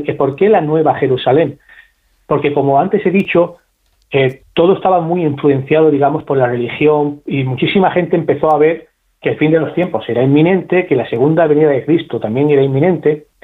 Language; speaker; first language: Spanish; native; Spanish